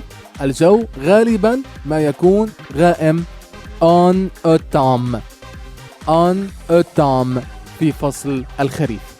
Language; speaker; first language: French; non-native, fluent; Arabic